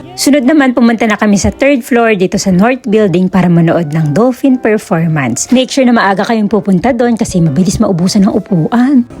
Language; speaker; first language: Filipino; native; Filipino